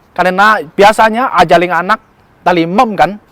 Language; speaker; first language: Indonesian; non-native, learner; Chinese